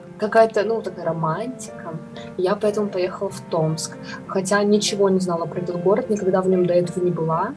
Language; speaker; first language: Russian; native; Russian